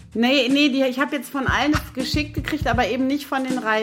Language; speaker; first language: German; native; German